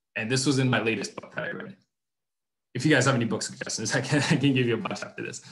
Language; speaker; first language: English; non-native, fluent; French